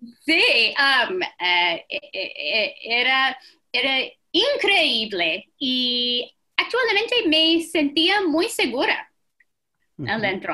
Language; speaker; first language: Spanish; non-native, fluent; English